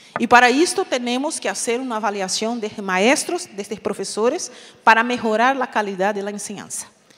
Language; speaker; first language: Portuguese; native; Portuguese